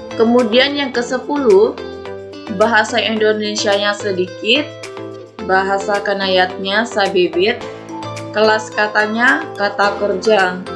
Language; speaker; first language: Indonesian; non-native, local second language; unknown